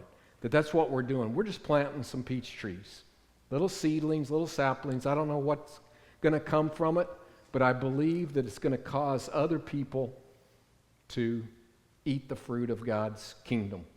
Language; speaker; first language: English; native; English